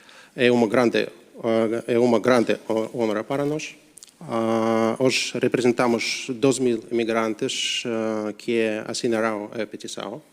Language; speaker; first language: Portuguese; non-native, learner; Russian